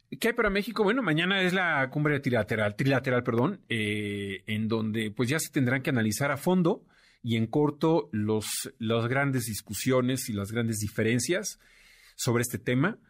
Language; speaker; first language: Spanish; native; Spanish